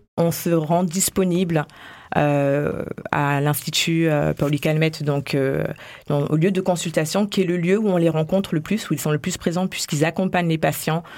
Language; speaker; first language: French; native; French